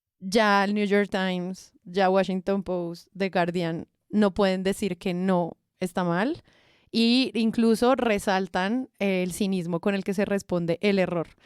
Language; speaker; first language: Spanish; native; Spanish